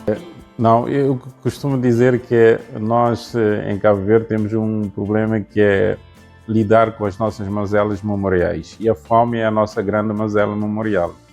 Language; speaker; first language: Portuguese; non-native, local second language; Kabuverdianu